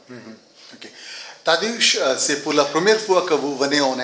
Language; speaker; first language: French; non-native, fluent; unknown